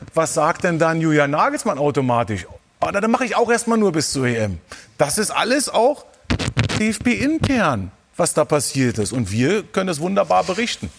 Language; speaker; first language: German; native; German